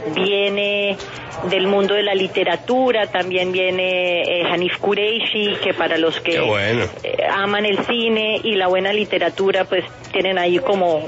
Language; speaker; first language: Spanish; native; Spanish